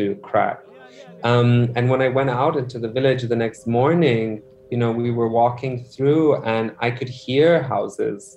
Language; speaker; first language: English; non-native, local second language; Urdu